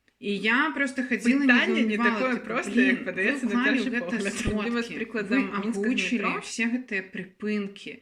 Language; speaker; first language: Belarusian; native; Belarusian